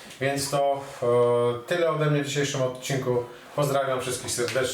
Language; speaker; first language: Polish; native; Polish